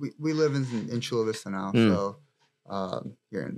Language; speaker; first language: English; early bilingual, other home language; Spanish